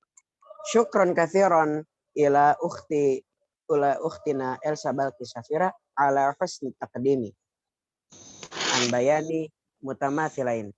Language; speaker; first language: Arabic; non-native, learner; Indonesian